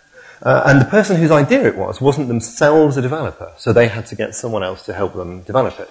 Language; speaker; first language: English; native; English